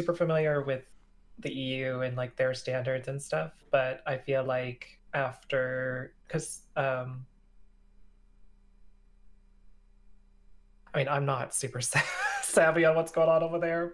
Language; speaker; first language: English; native; English